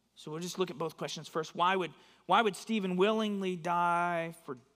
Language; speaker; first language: English; native; English